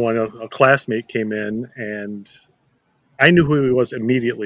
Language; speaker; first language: English; native; English